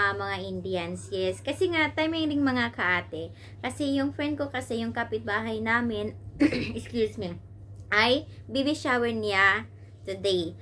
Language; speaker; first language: Filipino; non-native, local second language; Cebuano